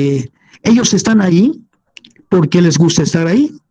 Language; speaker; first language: Spanish; native; Spanish